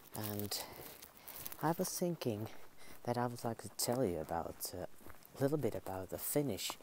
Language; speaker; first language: English; non-native, fluent; Finnish